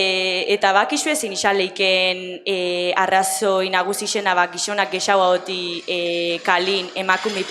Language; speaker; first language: Basque; native; Basque